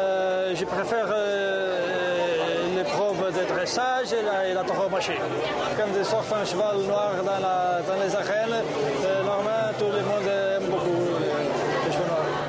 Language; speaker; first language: French; non-native, fluent; Portuguese